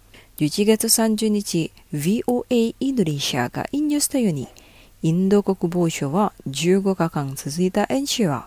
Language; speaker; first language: Japanese; non-native, fluent; Indonesian